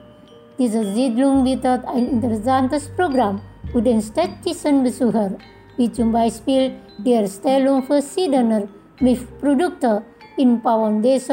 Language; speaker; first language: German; non-native, learner; Indonesian